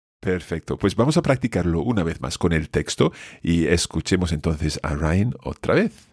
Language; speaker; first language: Spanish; non-native, fluent; English